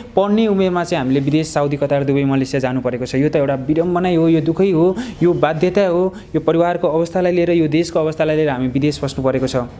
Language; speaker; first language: Nepali; native; Nepali